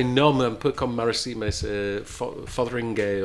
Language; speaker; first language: French; non-native, fluent; English